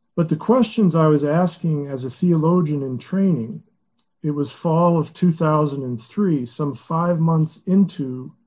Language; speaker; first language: English; native; English